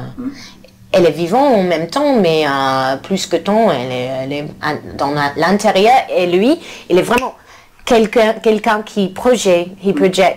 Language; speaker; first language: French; non-native, learner; English